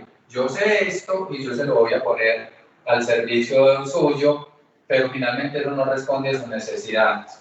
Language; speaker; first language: Spanish; native; Spanish